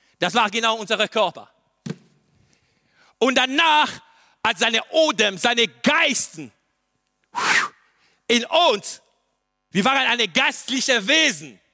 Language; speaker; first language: German; non-native, learner; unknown